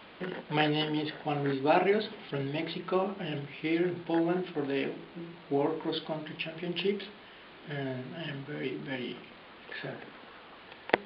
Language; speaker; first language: English; non-native, learner; Spanish